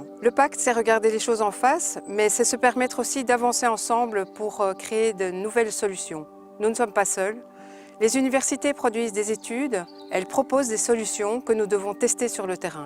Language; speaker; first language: French; native; French